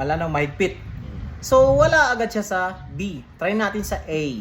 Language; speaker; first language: Filipino; native; Filipino